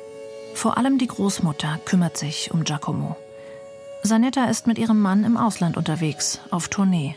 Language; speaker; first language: German; native; German